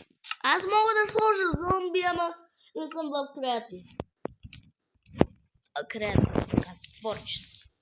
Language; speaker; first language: Bulgarian; native; Bulgarian